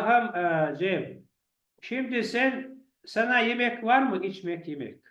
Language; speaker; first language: Turkish; non-native, learner; Chechen